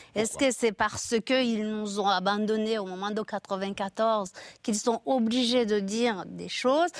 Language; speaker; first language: French; non-native, local second language; Kinyarwanda